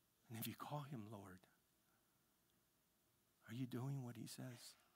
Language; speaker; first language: English; early bilingual, other home language; Spanish